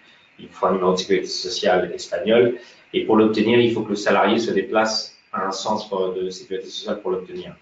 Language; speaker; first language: French; native; French